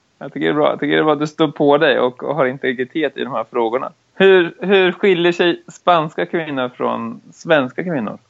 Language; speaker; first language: Swedish; native; Swedish